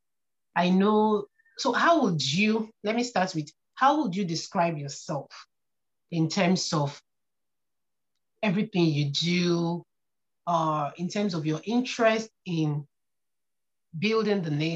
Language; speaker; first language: English; non-native, local second language; Yoruba